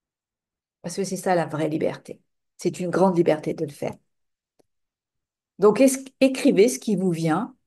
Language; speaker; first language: French; native; French